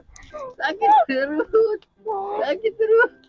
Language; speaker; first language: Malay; non-native, local second language; Sundanese